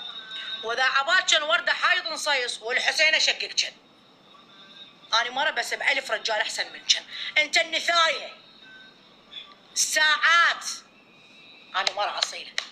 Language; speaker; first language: Arabic; native; Arabic